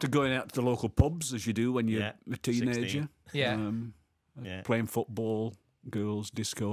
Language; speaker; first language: English; native; English